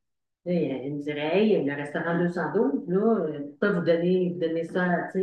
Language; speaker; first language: French; native; French